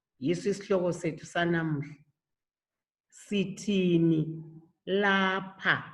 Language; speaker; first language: Zulu; native; Zulu